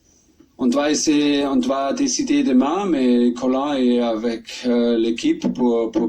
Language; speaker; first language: French; non-native, learner; German